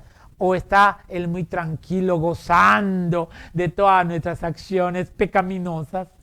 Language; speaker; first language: Spanish; native; Spanish